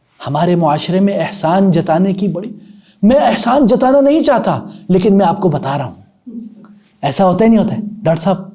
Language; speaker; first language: Urdu; non-native, local second language; Punjabi